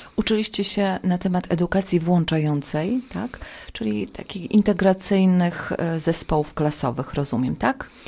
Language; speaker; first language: Polish; native; Polish